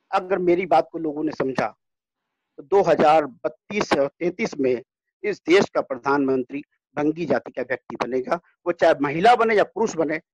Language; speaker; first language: Hindi; native; Hindi